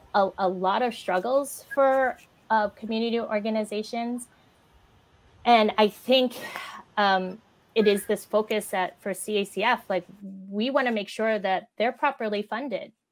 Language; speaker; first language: English; native; English